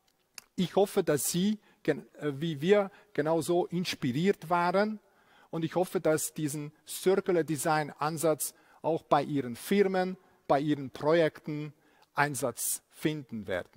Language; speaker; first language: German; non-native, fluent; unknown